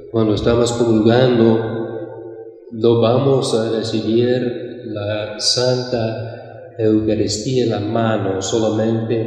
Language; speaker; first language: Spanish; non-native, fluent; English